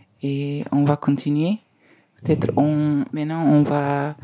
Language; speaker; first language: French; non-native, learner; Spanish